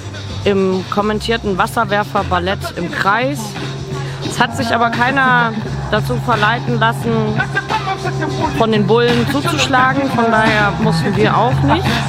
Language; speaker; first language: German; native; German